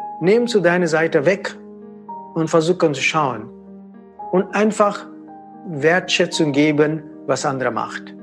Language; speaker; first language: German; non-native, fluent; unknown